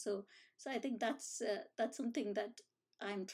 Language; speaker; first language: English; non-native, local second language; Hindi